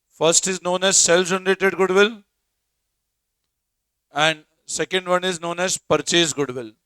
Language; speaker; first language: Hindi; native; Hindi